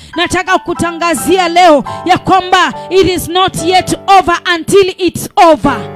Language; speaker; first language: English; non-native, local second language; Swahili